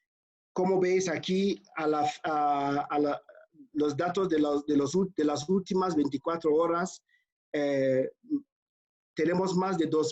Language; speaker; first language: Spanish; non-native, fluent; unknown